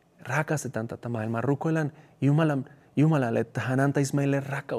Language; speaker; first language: Finnish; non-native, fluent; Spanish